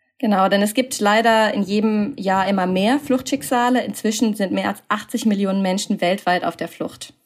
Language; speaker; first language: German; native; German